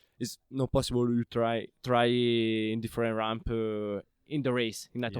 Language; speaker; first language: English; non-native, learner; Italian